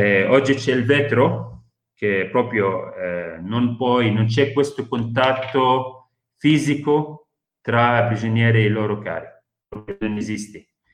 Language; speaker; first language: Italian; non-native, fluent; Arabic